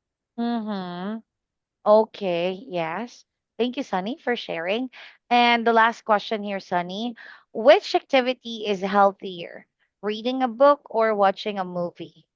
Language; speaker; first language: English; non-native, fluent; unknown